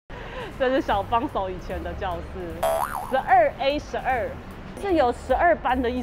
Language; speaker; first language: Chinese; native; Chinese